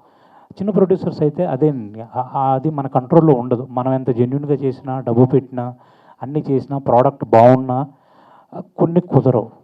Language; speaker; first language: Telugu; native; Telugu